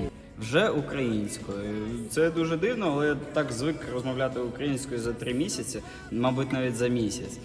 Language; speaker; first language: Ukrainian; non-native, local second language; Russian